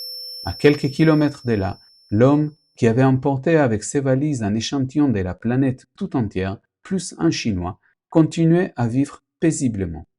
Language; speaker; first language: French; non-native, fluent; Spanish